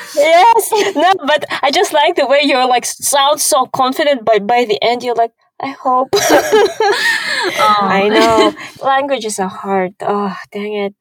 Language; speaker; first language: English; non-native, fluent; Kazakh